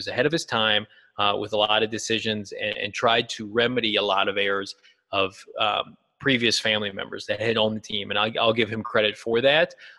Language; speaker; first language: English; native; English